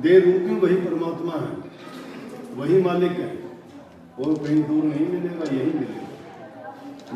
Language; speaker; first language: Hindi; native; Hindi